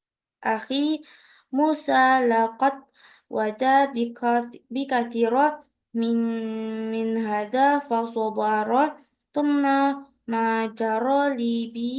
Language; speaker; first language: Arabic; non-native, learner; Indonesian